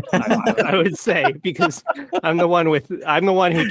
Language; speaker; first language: English; native; English